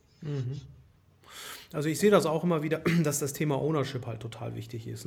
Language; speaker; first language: German; native; German